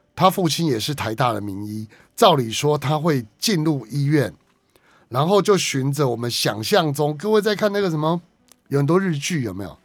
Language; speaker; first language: Chinese; native; Chinese